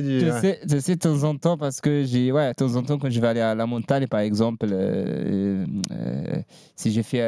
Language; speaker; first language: French; non-native, learner; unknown